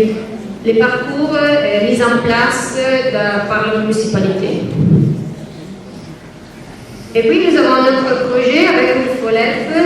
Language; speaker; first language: French; non-native, learner; Italian